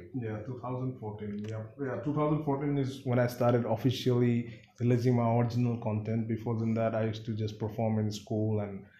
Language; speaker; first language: English; non-native, local second language; Bangla